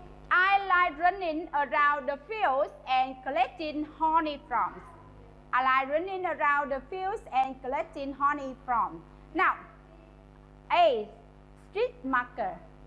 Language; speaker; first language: English; non-native, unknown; Vietnamese